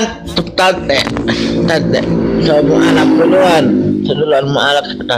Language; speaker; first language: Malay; non-native, local second language; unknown